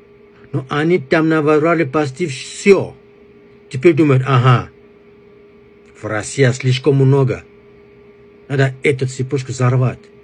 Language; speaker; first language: Russian; non-native, fluent; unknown